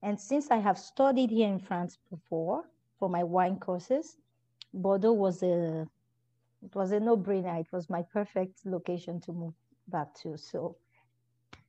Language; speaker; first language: English; non-native, local second language; Igbo